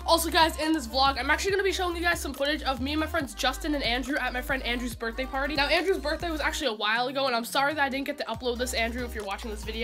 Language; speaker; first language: English; native; English